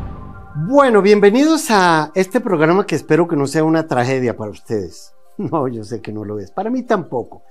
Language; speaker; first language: Spanish; native; Spanish